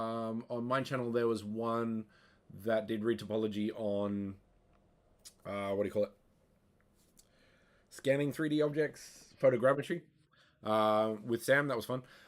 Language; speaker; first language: English; native; English